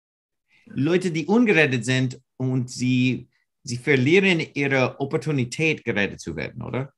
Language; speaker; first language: German; non-native, fluent; English